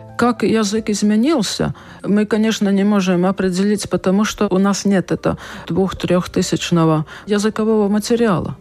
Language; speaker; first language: Russian; non-native, local second language; Latvian